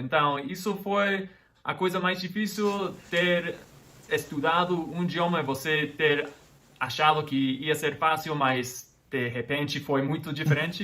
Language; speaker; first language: Portuguese; non-native, fluent; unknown